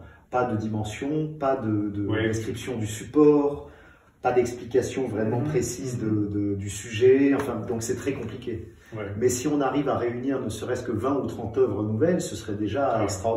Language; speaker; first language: French; native; French